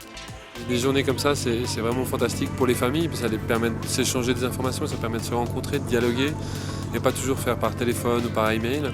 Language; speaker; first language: French; native; French